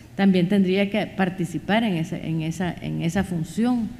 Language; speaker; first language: Spanish; native; Spanish